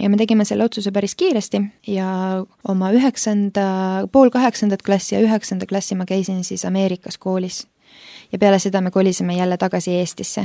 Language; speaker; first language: Estonian; early bilingual, other home language; Finnish